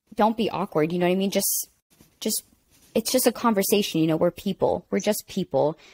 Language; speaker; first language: English; native; English